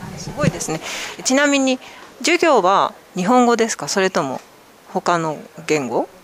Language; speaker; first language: Japanese; native; Japanese